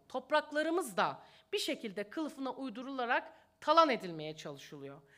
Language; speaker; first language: Turkish; native; Turkish